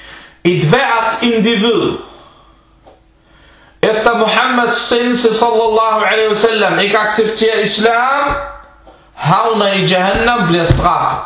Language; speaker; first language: Danish; early bilingual, other home language; Arabic